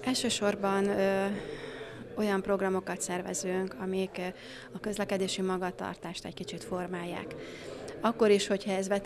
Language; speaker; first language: Hungarian; native; Hungarian